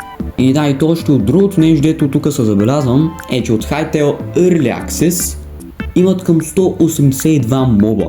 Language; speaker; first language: Bulgarian; native; Bulgarian